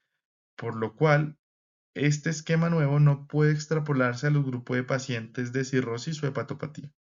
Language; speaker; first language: Spanish; native; Spanish